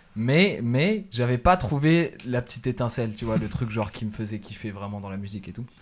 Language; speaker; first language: French; native; French